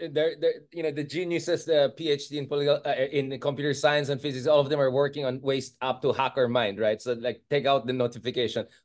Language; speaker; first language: English; non-native, local second language; Iloko